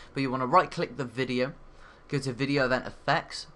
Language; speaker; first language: English; native; English